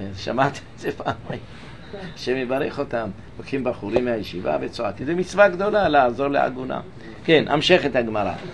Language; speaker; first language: Hebrew; native; Hebrew